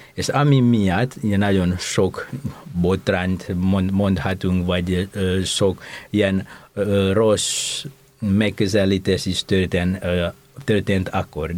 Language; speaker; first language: Hungarian; non-native, fluent; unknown